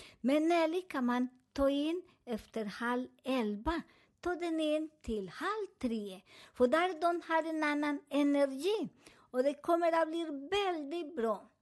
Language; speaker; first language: Swedish; non-native, learner; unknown